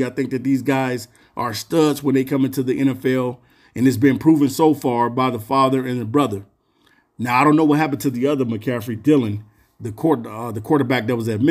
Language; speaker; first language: English; native; English